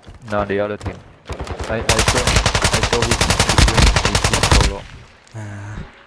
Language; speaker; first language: English; non-native, learner; Chinese